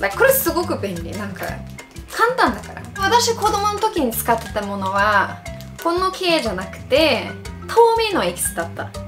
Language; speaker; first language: Japanese; non-native, fluent; English